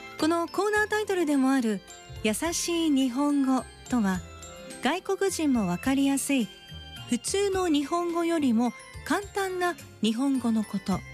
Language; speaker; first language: Japanese; native; Japanese